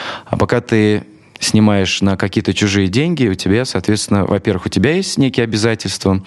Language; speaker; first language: Russian; native; Russian